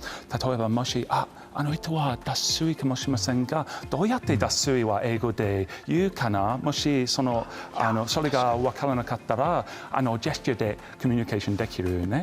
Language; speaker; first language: Japanese; non-native, fluent; English